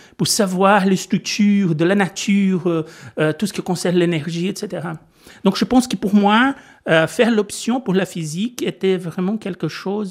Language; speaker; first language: French; non-native, fluent; Portuguese